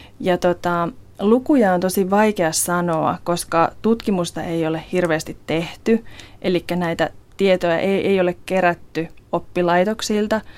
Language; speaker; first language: Finnish; non-native, local second language; Swedish